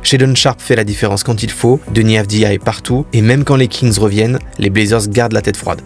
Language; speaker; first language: French; native; French